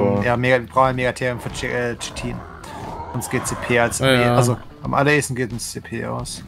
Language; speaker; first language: German; native; German